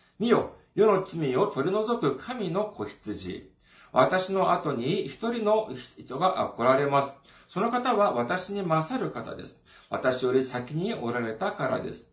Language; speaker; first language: Japanese; non-native, fluent; Korean